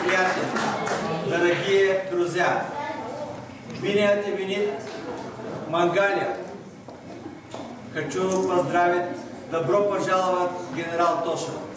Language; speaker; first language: Russian; non-native, fluent; Bulgarian